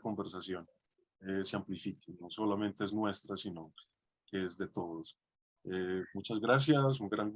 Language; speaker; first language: Spanish; native; Spanish